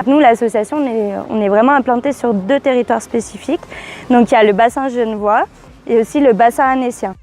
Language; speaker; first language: French; native; French